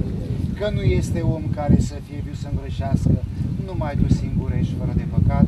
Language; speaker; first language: Romanian; native; Romanian